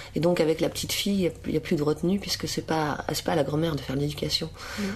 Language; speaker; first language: French; native; French